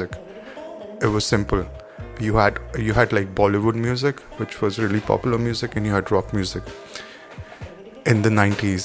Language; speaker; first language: English; non-native, local second language; Hindi